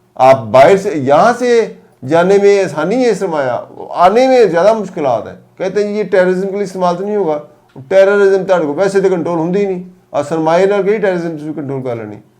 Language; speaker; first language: Urdu; non-native, local second language; Punjabi